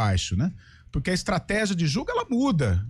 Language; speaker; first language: Portuguese; native; Portuguese